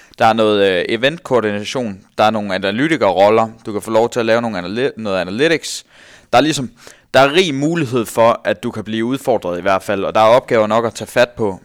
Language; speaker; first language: Danish; native; Danish